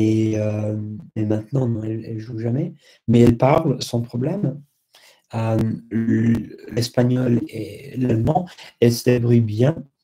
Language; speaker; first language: French; non-native, fluent; English